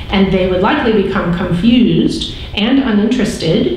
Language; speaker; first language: English; native; English